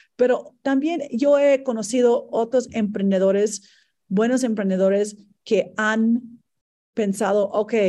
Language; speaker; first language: Spanish; non-native, fluent; English